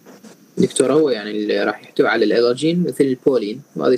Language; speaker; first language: Arabic; native; Arabic